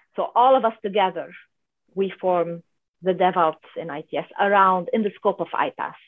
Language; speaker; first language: English; non-native, fluent; Arabic